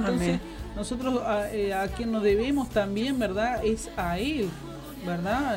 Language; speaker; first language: Spanish; native; Spanish